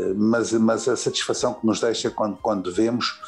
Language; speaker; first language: Portuguese; native; Portuguese